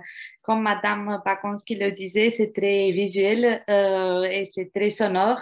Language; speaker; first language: French; non-native, fluent; Romanian